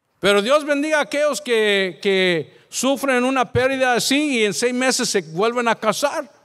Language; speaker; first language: Spanish; early bilingual, heritage; Spanish